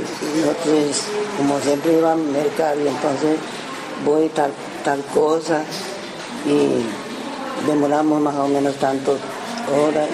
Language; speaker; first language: Spanish; early bilingual, other home language; Japanese